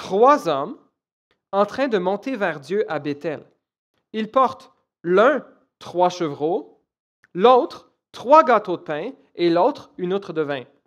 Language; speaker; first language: French; native; French